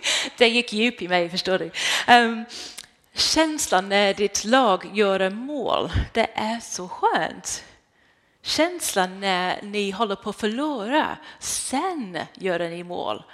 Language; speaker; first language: Swedish; non-native, fluent; English